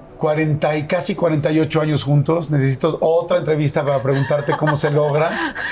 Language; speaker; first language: Spanish; native; Spanish